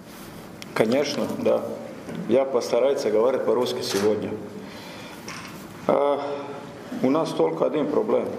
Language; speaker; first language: Russian; non-native, learner; Croatian